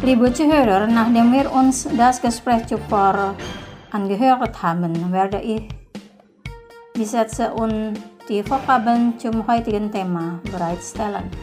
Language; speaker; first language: German; non-native, fluent; Indonesian